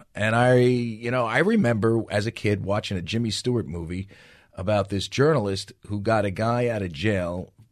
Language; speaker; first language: English; native; English